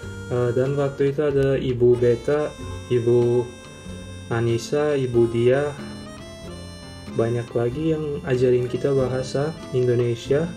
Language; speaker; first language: Indonesian; non-native, fluent; Turkmen